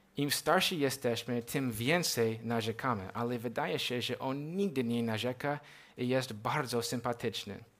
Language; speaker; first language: Polish; non-native, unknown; English